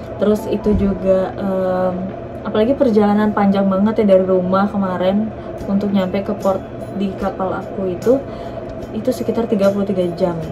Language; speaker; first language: Indonesian; native; Indonesian